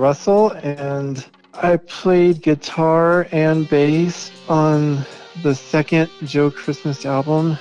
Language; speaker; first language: English; native; English